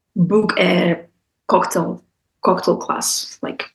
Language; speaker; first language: English; non-native, fluent; Russian